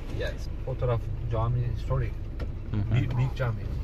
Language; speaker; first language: English; non-native, learner; Turkish